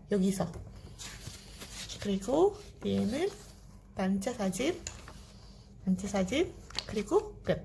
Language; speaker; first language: Korean; non-native, fluent; Indonesian